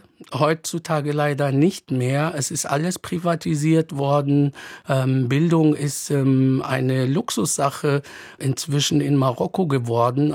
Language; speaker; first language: German; non-native, fluent; Arabic